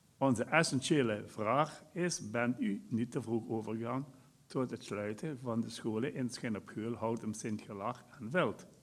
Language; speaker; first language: Dutch; native; Dutch